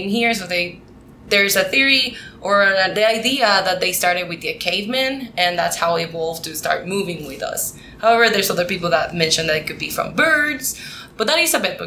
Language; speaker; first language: English; non-native, fluent; Spanish